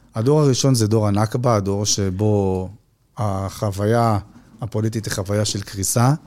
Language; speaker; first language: Hebrew; native; Hebrew